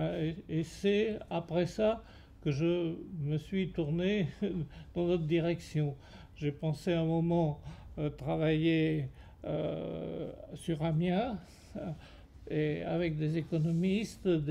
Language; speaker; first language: French; native; French